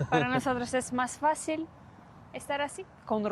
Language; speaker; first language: Spanish; non-native, fluent; Russian